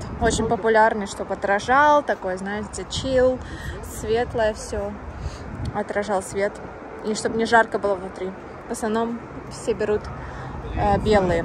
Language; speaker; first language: Russian; native; Russian